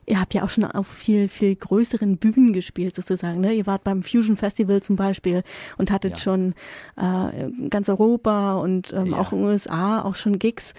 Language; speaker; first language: German; native; German